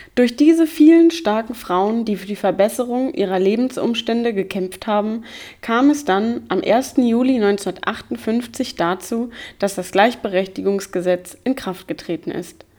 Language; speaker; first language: German; native; German